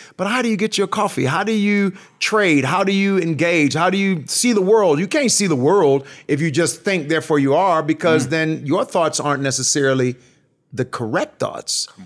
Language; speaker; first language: English; native; English